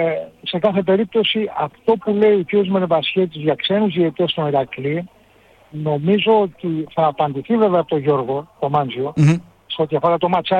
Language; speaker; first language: Greek; native; Greek